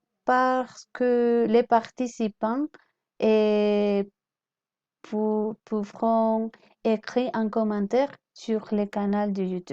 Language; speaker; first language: French; non-native, learner; Spanish